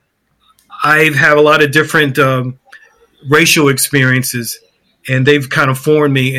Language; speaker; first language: English; native; English